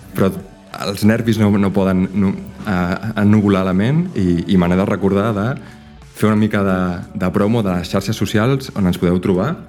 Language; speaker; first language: Catalan; native; Catalan